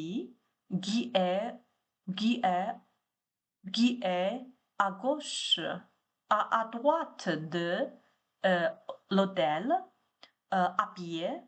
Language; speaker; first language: French; non-native, learner; Chinese